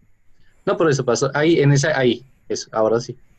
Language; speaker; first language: Spanish; native; Spanish